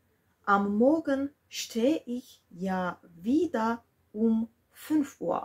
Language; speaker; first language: German; non-native, fluent; Georgian